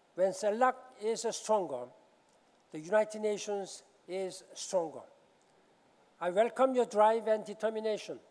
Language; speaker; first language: English; non-native, fluent; Korean